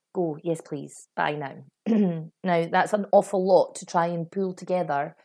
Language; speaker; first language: English; native; English